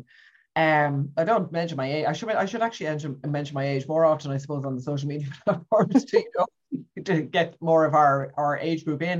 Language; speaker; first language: English; native; English